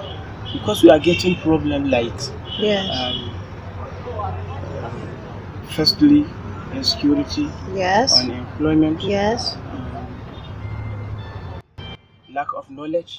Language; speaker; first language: English; non-native, local second language; Hausa